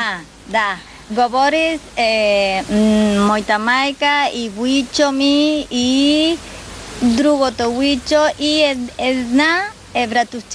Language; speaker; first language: Bulgarian; non-native, learner; Spanish